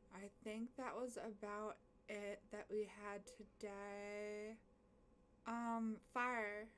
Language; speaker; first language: English; native; English